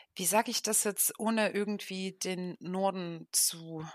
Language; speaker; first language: German; native; German